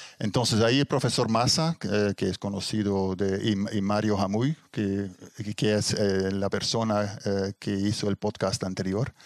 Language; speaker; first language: Spanish; non-native, fluent; Dutch